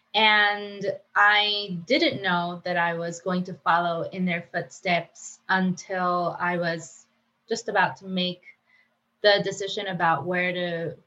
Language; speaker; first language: English; non-native, fluent; Spanish